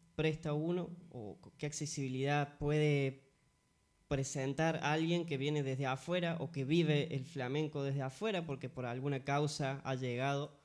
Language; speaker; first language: Spanish; native; Spanish